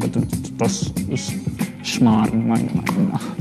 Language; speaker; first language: German; non-native, fluent; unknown